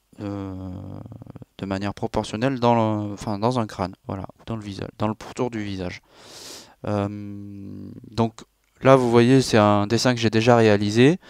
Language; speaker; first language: French; native; French